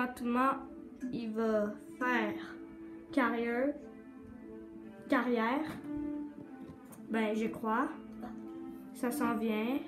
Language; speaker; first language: French; native; French